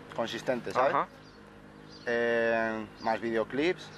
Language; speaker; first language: Spanish; native; Spanish